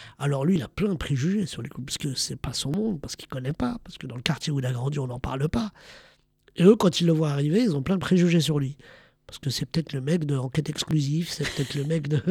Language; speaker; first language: French; early bilingual, other home language; Arabic